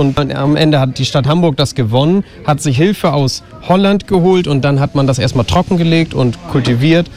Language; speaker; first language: German; native; German